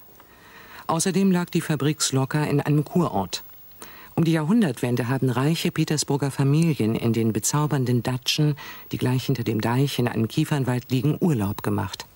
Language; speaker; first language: German; native; German